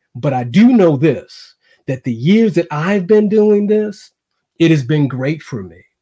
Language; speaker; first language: English; native; English